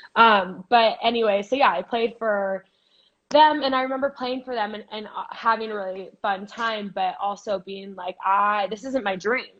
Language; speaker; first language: English; native; English